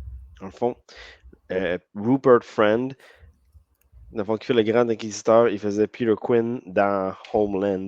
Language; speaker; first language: French; native; French